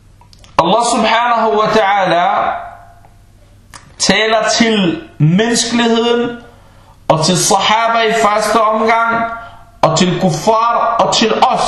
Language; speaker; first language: Danish; early bilingual, other home language; Arabic